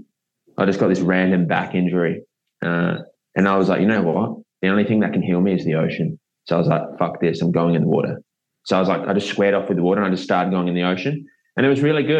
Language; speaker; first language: English; native; English